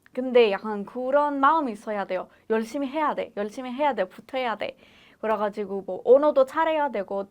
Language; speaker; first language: Korean; non-native, fluent; Persian